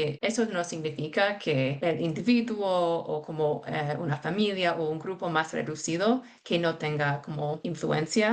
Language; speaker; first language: Spanish; non-native, fluent; English